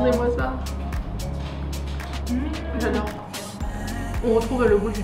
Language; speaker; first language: French; native; French